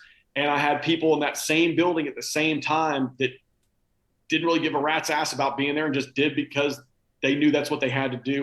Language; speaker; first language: English; native; English